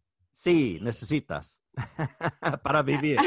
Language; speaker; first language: Spanish; non-native, learner; English